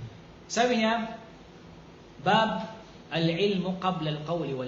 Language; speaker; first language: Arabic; non-native, fluent; Filipino